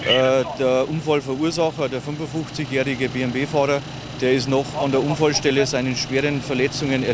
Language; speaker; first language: German; native; German